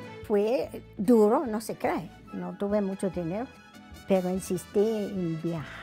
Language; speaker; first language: Spanish; non-native, fluent; English